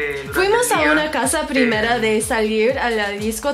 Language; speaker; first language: Spanish; non-native, learner; English